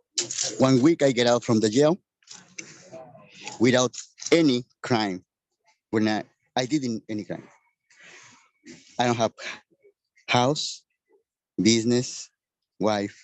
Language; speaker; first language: English; non-native, learner; Spanish